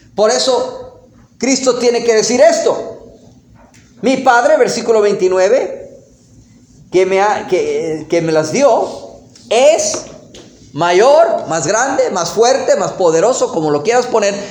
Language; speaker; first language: Spanish; non-native, fluent; English